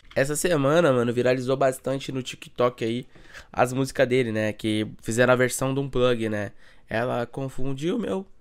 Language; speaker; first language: Portuguese; native; Portuguese